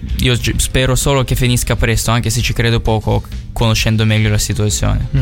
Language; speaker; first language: Italian; non-native, fluent; Ukrainian